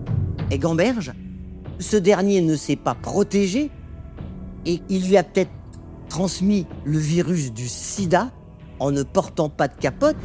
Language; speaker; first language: French; native; French